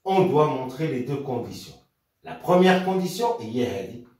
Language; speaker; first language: French; non-native, local second language; Arabic